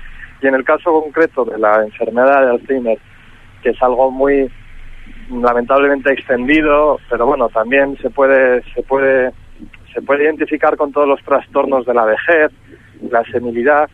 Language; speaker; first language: Spanish; native; Spanish